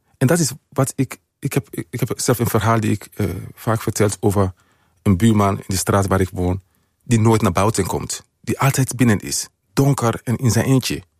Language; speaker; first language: Dutch; non-native, fluent; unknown